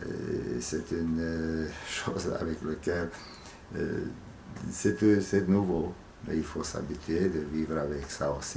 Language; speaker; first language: French; non-native, fluent; Hungarian